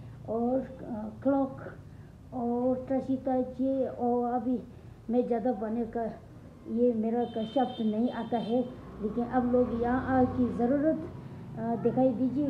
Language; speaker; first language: Hindi; non-native, local second language; Tibetan